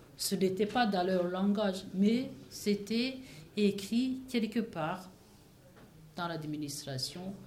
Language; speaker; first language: French; non-native, local second language; Kinyarwanda